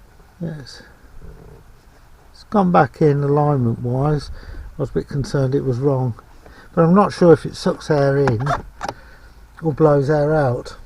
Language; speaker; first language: English; native; English